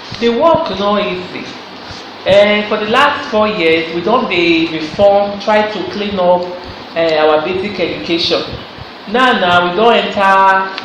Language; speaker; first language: Nigerian Pidgin; non-native, local second language; Bini